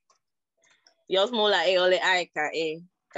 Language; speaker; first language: Finnish; non-native, learner; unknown